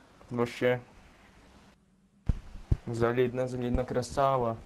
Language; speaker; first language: Russian; non-native, local second language; Latvian